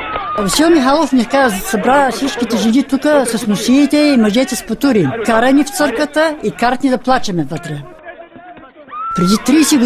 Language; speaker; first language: Bulgarian; native; Bulgarian